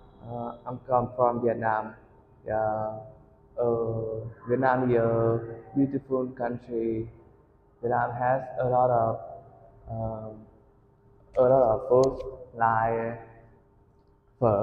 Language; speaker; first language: English; non-native, learner; Vietnamese